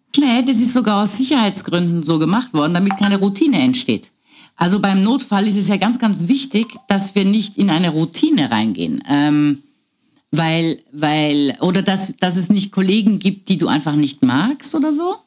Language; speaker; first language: German; non-native, fluent; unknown